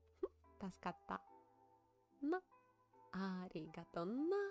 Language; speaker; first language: Japanese; non-native, learner; Russian